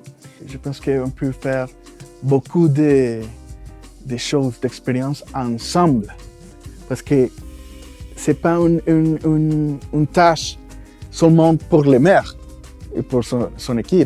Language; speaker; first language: French; non-native, fluent; Spanish